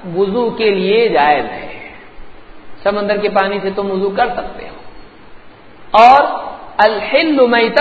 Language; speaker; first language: Urdu; native; Urdu